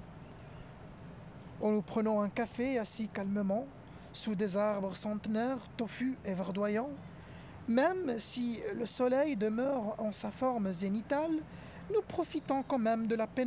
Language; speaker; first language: French; non-native, local second language; Arabic